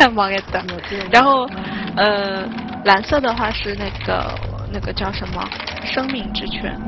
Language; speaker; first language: Chinese; native; Chinese